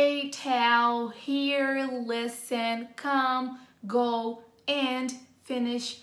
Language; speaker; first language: English; non-native, fluent; Portuguese